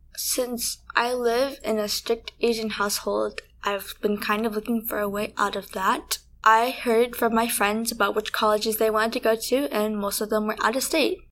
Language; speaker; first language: English; early bilingual, other home language; Vietnamese